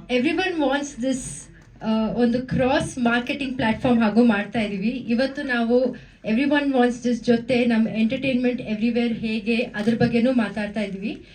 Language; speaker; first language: Kannada; non-native, local second language; Tamil